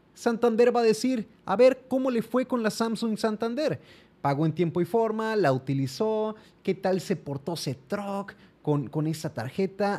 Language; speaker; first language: Spanish; native; Spanish